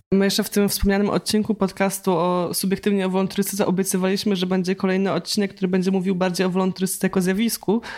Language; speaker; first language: Polish; native; Polish